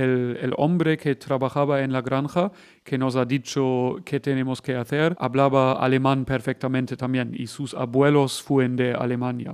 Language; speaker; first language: Spanish; non-native, fluent; German